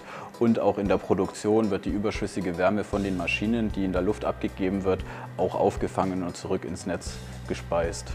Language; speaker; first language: German; native; German